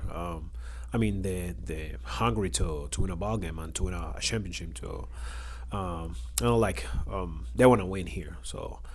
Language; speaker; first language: English; non-native, learner; Spanish